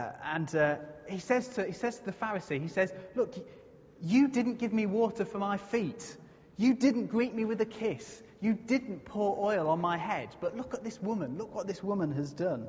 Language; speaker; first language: English; native; English